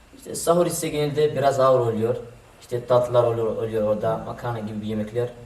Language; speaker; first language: Turkish; non-native, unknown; Arabic